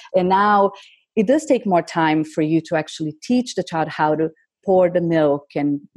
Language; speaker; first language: English; non-native, fluent; Portuguese